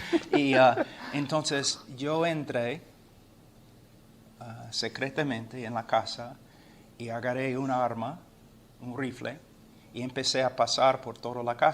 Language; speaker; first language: Spanish; non-native, fluent; English